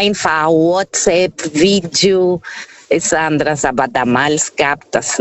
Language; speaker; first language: German; non-native, fluent; Portuguese